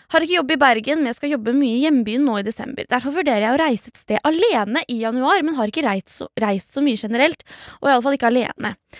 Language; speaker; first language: Norwegian; early bilingual, other home language; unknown